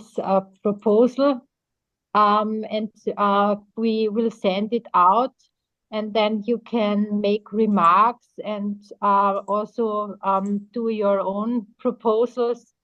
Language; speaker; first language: English; non-native, fluent; German